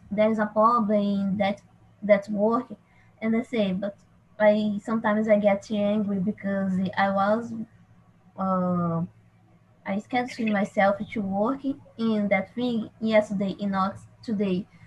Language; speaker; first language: English; non-native, learner; Portuguese